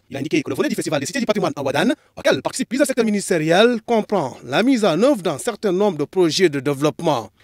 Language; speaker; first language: French; non-native, local second language; Arabic